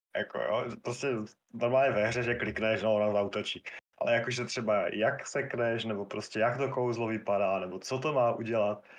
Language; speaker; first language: Czech; native; Czech